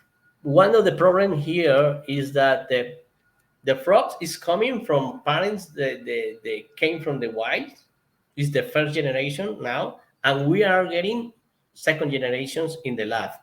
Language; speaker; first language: English; non-native, learner; Spanish